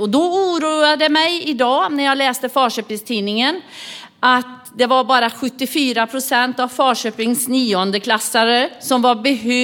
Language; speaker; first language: Swedish; native; Swedish